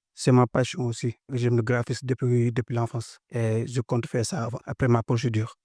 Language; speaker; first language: French; non-native, local second language; Wolof